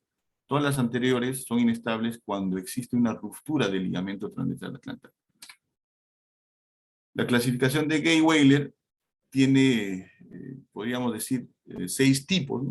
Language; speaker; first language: Spanish; native; Spanish